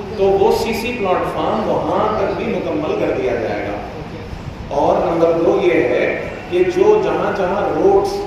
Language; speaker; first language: Hindi; non-native, local second language; Urdu